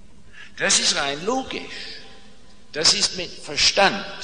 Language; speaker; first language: German; non-native, fluent; English